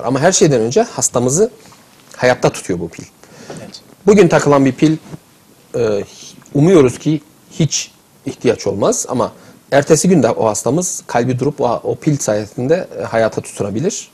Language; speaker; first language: Turkish; native; Turkish